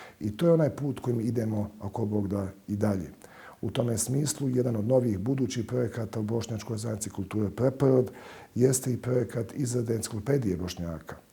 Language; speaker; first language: Bosnian; native; Bosnian